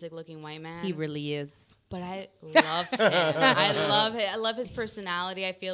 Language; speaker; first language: English; early bilingual, other home language; Spanish